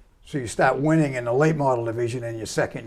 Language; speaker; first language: English; native; English